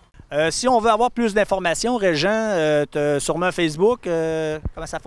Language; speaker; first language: French; native; French